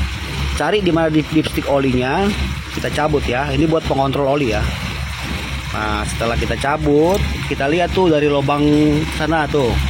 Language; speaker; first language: Indonesian; native; Indonesian